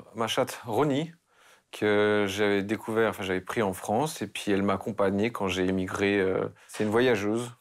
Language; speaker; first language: French; native; French